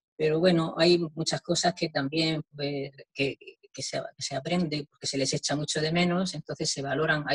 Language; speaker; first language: Spanish; native; Spanish